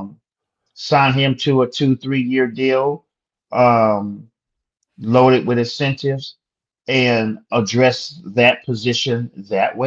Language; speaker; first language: English; native; English